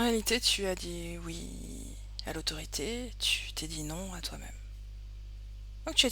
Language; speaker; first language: French; native; French